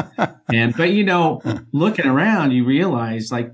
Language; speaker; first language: English; native; English